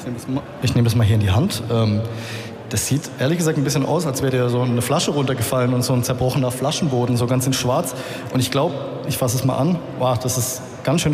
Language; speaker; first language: German; native; German